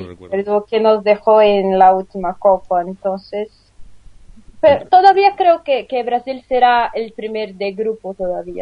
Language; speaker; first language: Spanish; non-native, learner; Portuguese